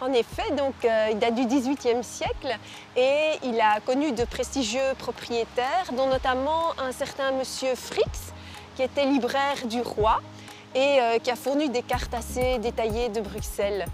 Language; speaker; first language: French; native; French